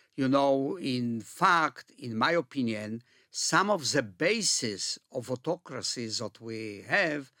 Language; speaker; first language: English; early bilingual, other home language; Polish